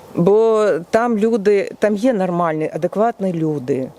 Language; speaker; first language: Ukrainian; non-native, local second language; Russian